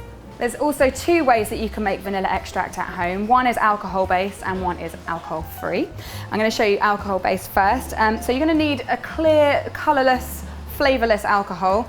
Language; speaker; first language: English; native; English